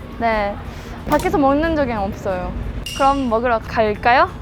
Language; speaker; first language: Korean; early bilingual, heritage; Japanese